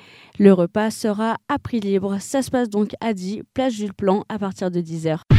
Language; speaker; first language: French; native; French